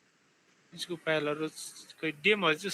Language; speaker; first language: Nepali; native; Nepali